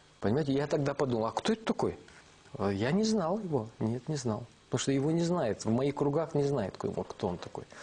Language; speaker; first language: Russian; non-native, local second language; Kazakh